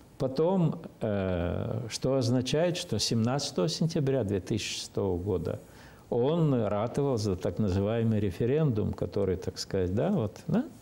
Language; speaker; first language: Russian; non-native, local second language; Romanian